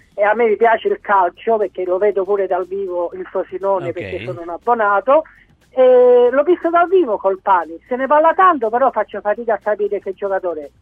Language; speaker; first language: Italian; native; Italian